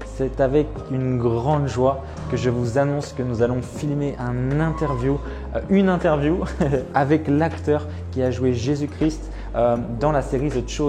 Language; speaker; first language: French; native; French